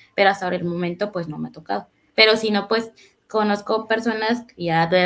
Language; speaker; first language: Spanish; native; Spanish